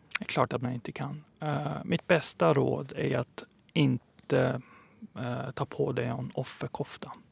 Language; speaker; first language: Swedish; early bilingual, other home language; Persian